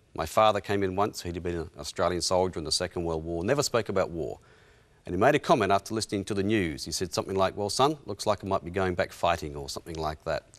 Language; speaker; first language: English; native; English